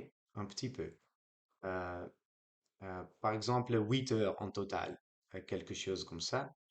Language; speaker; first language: French; non-native, learner; Dutch